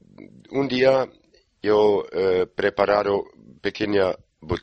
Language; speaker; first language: Spanish; non-native, learner; German